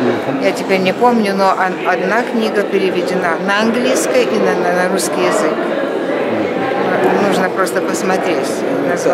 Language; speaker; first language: Russian; non-native, local second language; Lithuanian